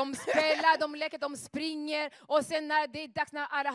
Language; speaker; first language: Swedish; non-native, fluent; Rundi